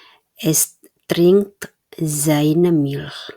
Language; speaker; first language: German; non-native, fluent; Indonesian